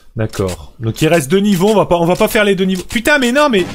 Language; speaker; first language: French; native; French